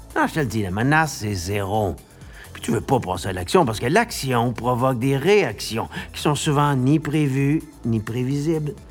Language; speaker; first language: French; native; French